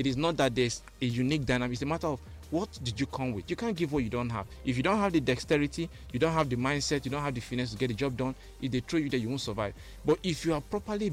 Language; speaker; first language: English; non-native, local second language; Igbo